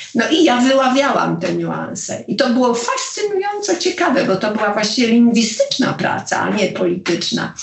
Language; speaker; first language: Polish; native; Polish